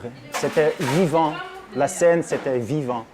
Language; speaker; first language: French; non-native, learner; Dutch